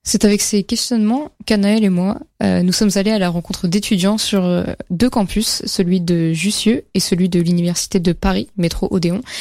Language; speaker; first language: French; native; French